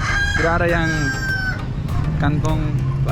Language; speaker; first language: Indonesian; non-native, learner; English